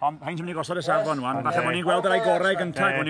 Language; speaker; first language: Welsh; native; Welsh